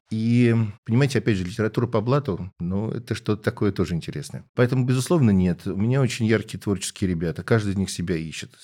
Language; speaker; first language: Russian; native; Russian